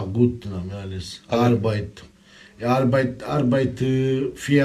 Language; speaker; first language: German; non-native, learner; Romanian